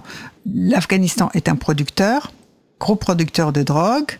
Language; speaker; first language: French; native; French